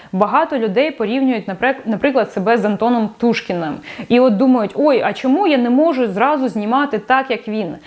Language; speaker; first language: Ukrainian; non-native, local second language; Russian